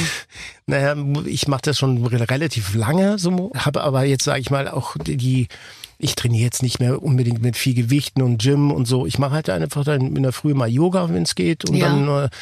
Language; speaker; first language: German; native; German